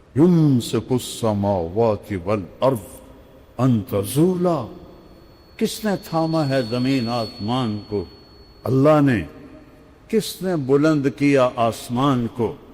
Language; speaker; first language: Urdu; non-native, local second language; Punjabi